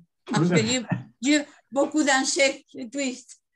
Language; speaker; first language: French; non-native, learner; Spanish